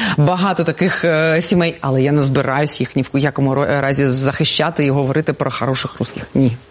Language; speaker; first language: Ukrainian; non-native, local second language; Russian